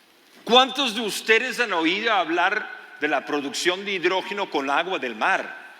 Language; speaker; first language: Spanish; non-native, fluent; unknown